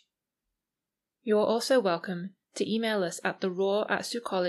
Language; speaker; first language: English; native; English